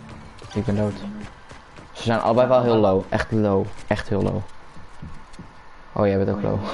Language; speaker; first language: Dutch; native; Dutch